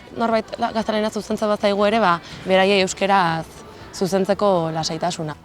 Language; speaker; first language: Basque; native; Basque